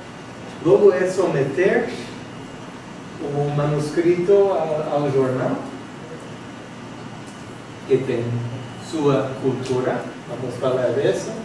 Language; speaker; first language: Portuguese; non-native, fluent; English